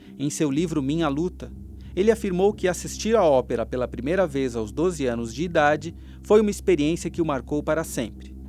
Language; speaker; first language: Portuguese; native; Portuguese